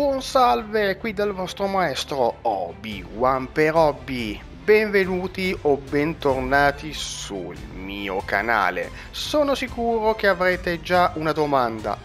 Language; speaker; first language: Italian; native; Italian